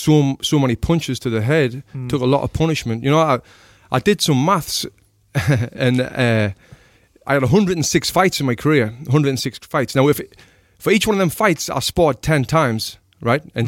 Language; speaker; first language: English; native; English